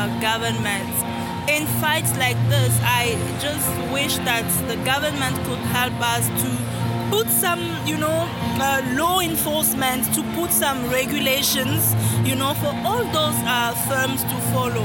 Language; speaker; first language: English; non-native, fluent; French